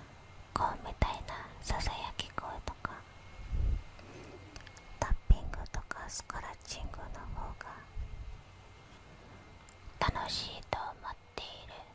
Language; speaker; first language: Japanese; non-native, fluent; Indonesian